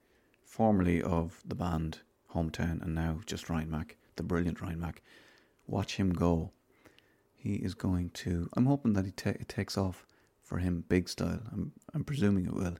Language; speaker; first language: English; native; English